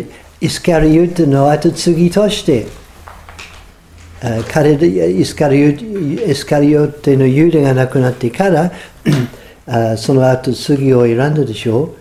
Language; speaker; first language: Japanese; non-native, fluent; English